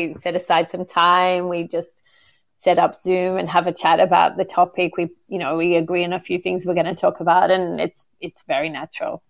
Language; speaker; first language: English; native; English